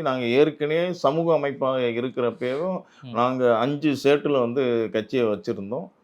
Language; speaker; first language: Tamil; native; Tamil